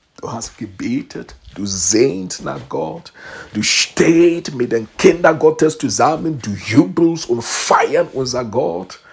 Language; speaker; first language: German; non-native, learner; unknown